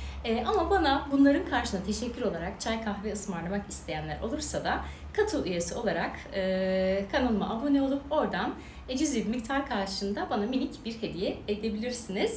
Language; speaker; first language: Turkish; native; Turkish